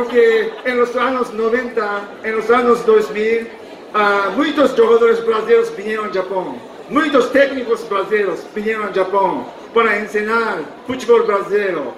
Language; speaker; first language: Portuguese; non-native, fluent; Japanese